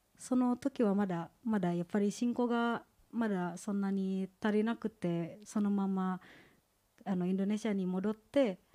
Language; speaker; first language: Japanese; non-native, fluent; Indonesian